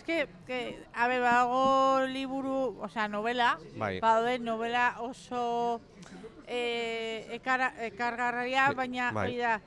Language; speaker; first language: Basque; non-native, local second language; Spanish